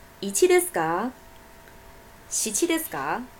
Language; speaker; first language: Japanese; non-native, fluent; Chinese